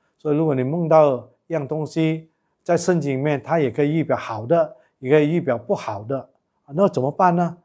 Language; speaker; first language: Chinese; native; Chinese